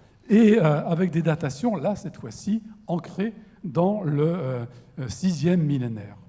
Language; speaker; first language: French; native; French